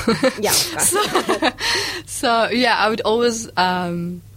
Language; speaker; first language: English; early bilingual, other home language; Arabic